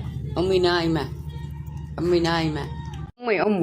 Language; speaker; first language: Arabic; native; Arabic